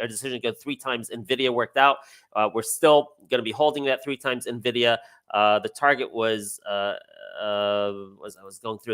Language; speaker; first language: English; native; English